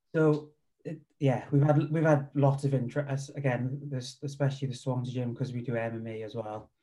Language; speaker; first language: English; native; English